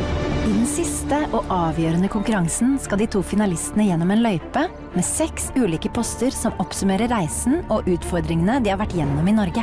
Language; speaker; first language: Norwegian; native; Norwegian